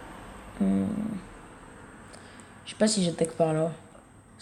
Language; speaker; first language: French; native; French